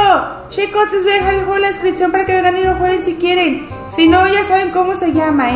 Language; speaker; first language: Spanish; native; Spanish